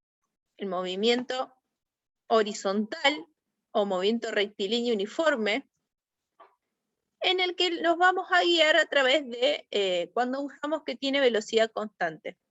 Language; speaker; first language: Spanish; native; Spanish